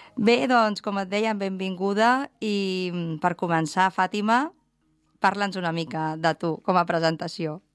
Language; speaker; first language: Catalan; native; Catalan